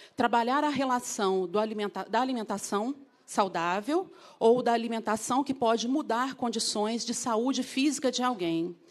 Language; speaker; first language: Portuguese; native; Portuguese